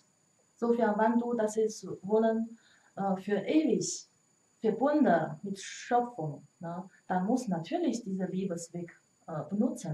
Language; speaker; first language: German; non-native, learner; Chinese